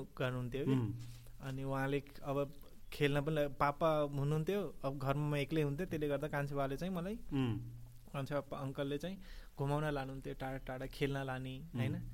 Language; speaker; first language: Nepali; early bilingual, heritage; Nepali